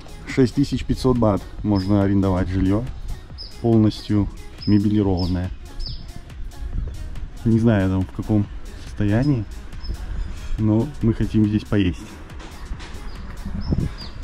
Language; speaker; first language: Russian; native; Russian